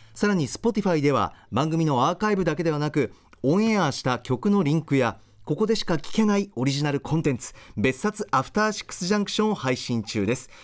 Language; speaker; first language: Japanese; native; Japanese